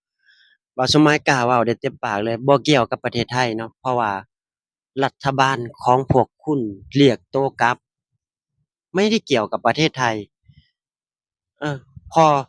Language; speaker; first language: Thai; non-native, local second language; Northeastern Thai